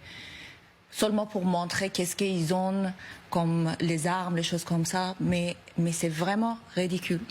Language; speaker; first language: French; non-native, learner; Persian